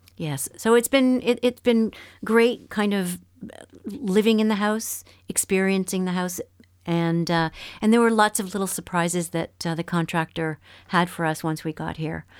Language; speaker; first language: English; native; English